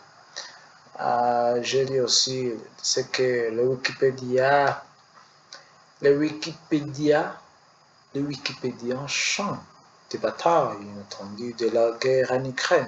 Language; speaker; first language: French; non-native, learner; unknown